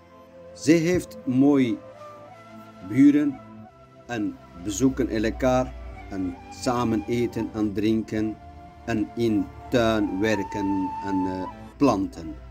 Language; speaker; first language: Dutch; non-native, learner; Kurdish